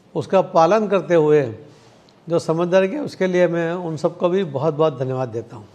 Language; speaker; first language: Hindi; non-native, local second language; Marathi